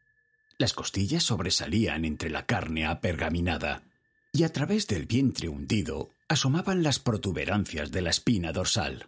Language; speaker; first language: Spanish; native; Spanish